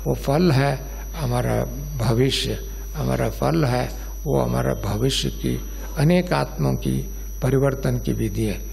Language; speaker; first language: Hindi; non-native, local second language; Kannada